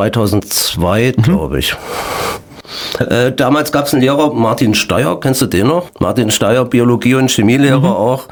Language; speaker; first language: German; native; German